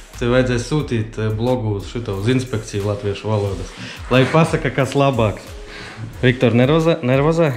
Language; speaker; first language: Latvian; non-native, local second language; Russian